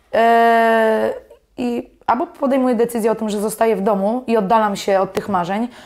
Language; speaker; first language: Polish; native; Polish